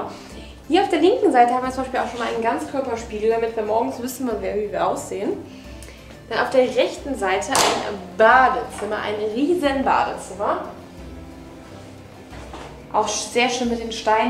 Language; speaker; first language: German; native; German